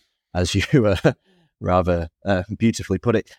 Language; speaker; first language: English; native; English